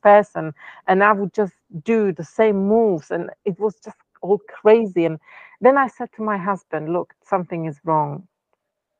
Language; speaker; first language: English; non-native, fluent; Czech